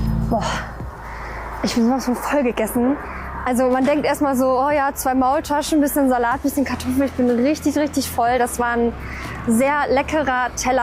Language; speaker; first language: German; native; German